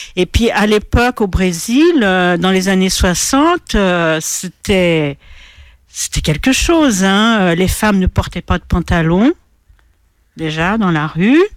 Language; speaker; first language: French; non-native, fluent; Portuguese